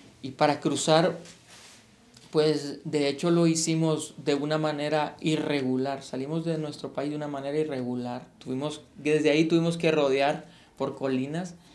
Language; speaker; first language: Spanish; native; Spanish